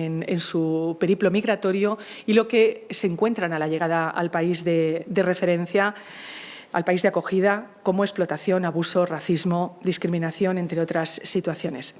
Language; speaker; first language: Spanish; native; Spanish